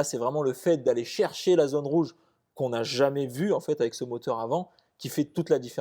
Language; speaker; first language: French; native; French